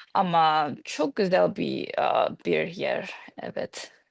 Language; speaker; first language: Turkish; non-native, learner; English